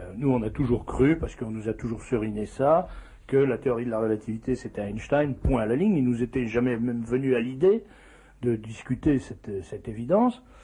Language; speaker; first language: French; native; French